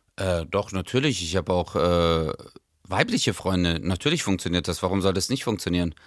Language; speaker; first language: German; early bilingual, other home language; Turkish